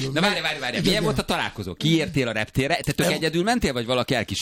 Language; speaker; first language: Hungarian; native; Hungarian